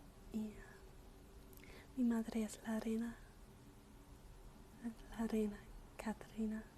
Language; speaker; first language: Spanish; non-native, learner; English